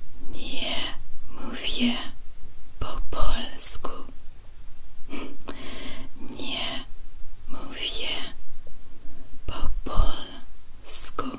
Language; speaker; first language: Polish; non-native, learner; Dutch